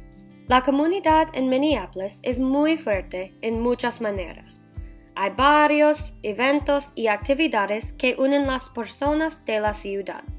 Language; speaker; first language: Spanish; non-native, learner; English